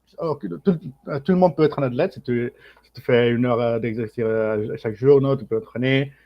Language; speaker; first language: French; non-native, learner; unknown